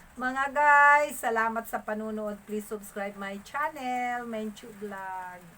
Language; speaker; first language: Filipino; non-native, local second language; Masbatenyo